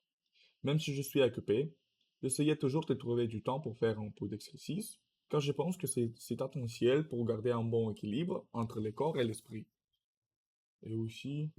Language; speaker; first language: French; non-native, learner; Russian